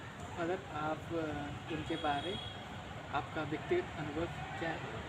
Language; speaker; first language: Hindi; non-native, local second language; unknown